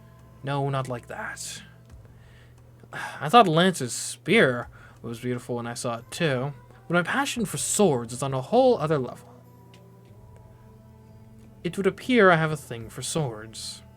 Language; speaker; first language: English; native; English